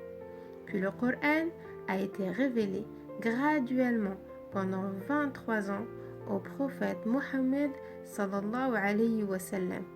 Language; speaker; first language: French; native; French